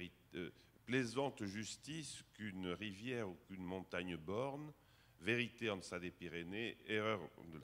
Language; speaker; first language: French; native; French